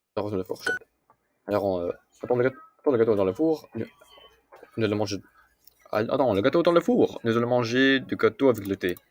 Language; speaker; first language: French; non-native, learner; English